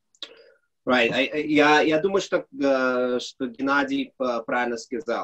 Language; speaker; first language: Russian; early bilingual, heritage; Russian